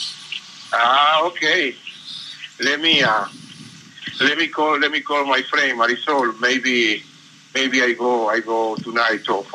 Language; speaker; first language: English; non-native, learner; Spanish